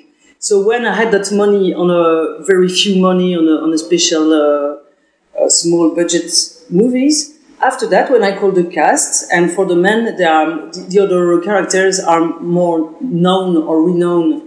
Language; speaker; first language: English; non-native, fluent; French